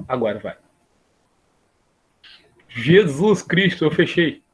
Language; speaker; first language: Portuguese; native; Portuguese